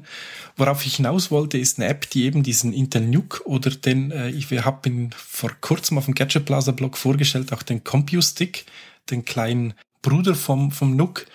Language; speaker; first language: German; native; German